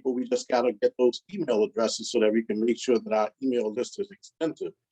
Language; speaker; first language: English; native; English